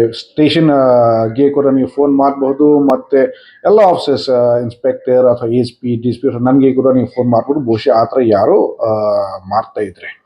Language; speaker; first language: Kannada; non-native, fluent; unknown